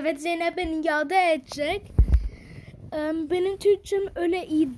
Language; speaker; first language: Turkish; early bilingual, heritage; Turkish